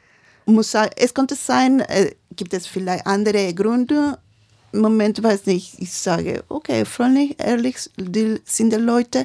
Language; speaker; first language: German; non-native, learner; Spanish